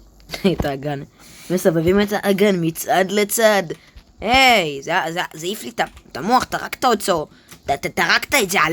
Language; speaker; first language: Hebrew; native; Hebrew